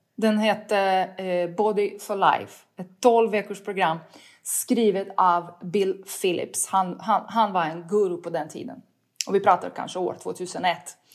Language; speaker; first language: Swedish; non-native, fluent; Russian